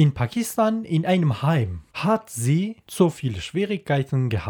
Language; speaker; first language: German; non-native, learner; Persian